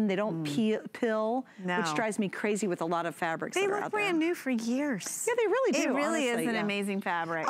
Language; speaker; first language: English; native; English